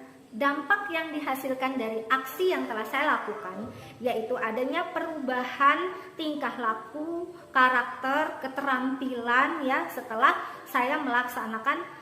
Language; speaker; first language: Indonesian; native; Indonesian